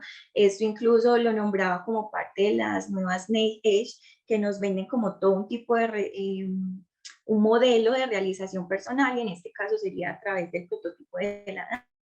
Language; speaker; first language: Spanish; native; Spanish